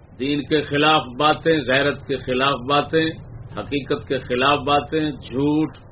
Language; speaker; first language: Urdu; non-native, local second language; Punjabi